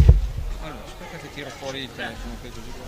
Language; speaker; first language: Italian; native; Italian